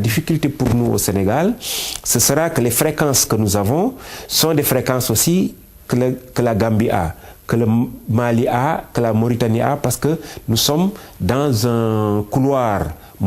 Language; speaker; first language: French; non-native, local second language; Wolof